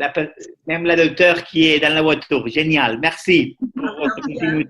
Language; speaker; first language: French; non-native, learner; Spanish